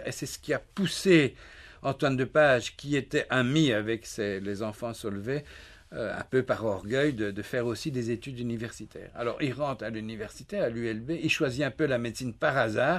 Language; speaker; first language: French; native; French